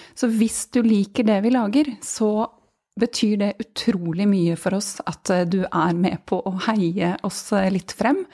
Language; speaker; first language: Norwegian; native; Norwegian